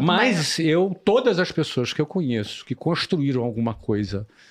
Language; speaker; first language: Portuguese; native; Portuguese